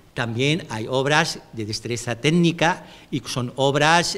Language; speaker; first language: Spanish; non-native, fluent; Arabic